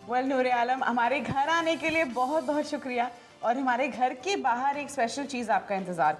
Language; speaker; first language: Hindi; native; Hindi